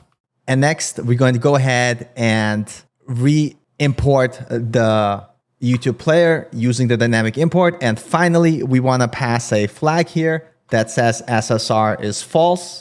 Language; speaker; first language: English; native; English